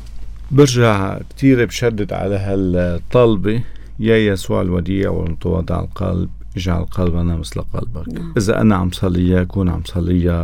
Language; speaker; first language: Arabic; native; Arabic